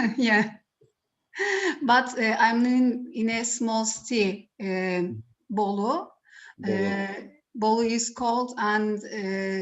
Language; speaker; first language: English; non-native, learner; Turkish